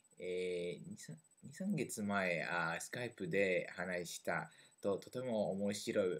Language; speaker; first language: Japanese; non-native, learner; French